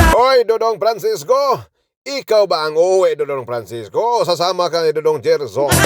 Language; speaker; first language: Filipino; non-native, local second language; Cebuano